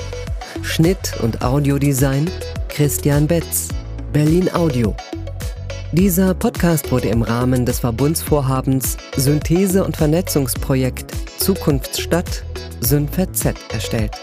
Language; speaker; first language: German; native; German